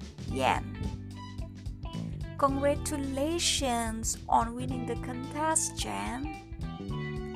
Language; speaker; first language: English; non-native, fluent; Indonesian